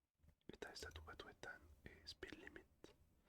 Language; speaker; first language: Basque; non-native, learner; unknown